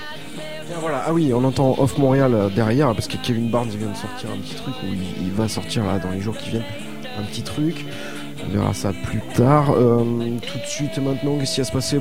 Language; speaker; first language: French; native; French